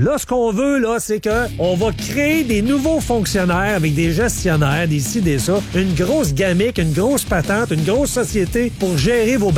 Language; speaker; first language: French; native; French